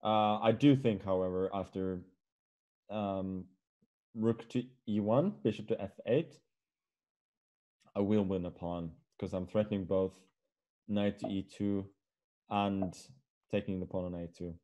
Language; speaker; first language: English; non-native, fluent; Norwegian